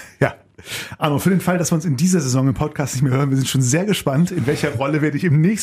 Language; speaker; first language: German; native; German